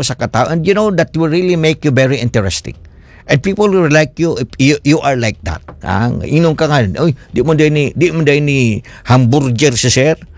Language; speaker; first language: Filipino; non-native, local second language; Cebuano